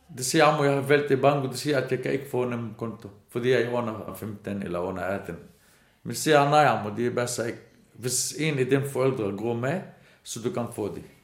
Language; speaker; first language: Danish; non-native, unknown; Arabic